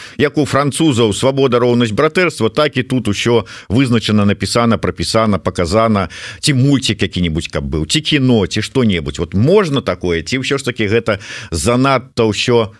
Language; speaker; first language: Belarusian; non-native, local second language; Russian